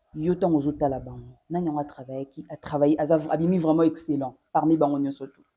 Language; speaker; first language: French; non-native, local second language; Lingala